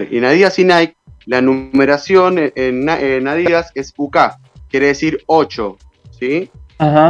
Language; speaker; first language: Spanish; native; Spanish